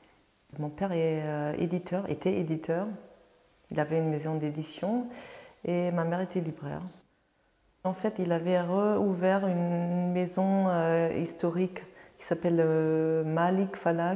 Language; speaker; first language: French; non-native, fluent; German